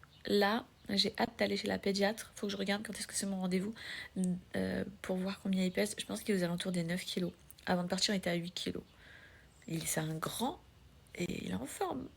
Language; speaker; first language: French; native; French